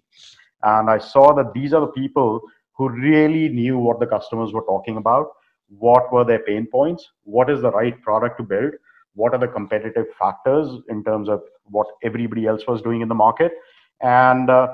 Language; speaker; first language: English; non-native, local second language; Hindi